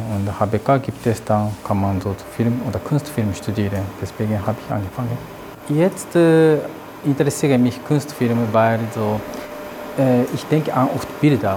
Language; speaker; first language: German; non-native, learner; Japanese